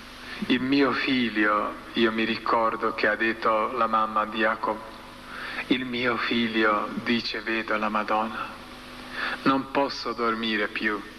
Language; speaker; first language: Italian; non-native, fluent; Croatian